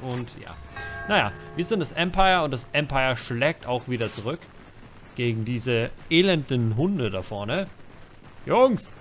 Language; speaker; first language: German; native; German